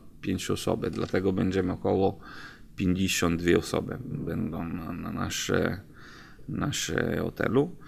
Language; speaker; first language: Polish; non-native, learner; Italian